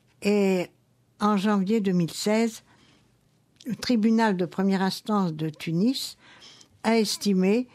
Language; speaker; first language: French; native; French